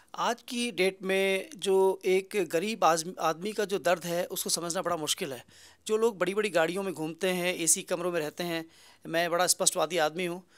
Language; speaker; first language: Hindi; native; Hindi